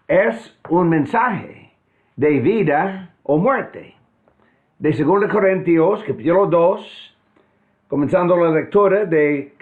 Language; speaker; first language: Spanish; non-native, fluent; English